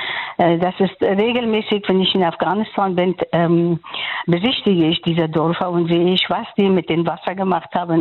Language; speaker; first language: German; non-native, fluent; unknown